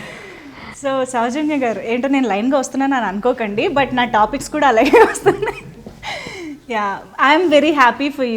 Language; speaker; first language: Telugu; native; Telugu